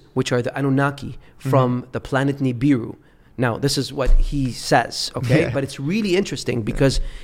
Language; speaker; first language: English; early bilingual, other home language; Arabic